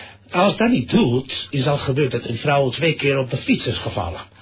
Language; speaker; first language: Dutch; non-native, fluent; Catalan